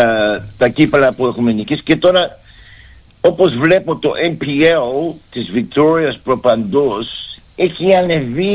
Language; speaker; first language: Greek; early bilingual, heritage; Greek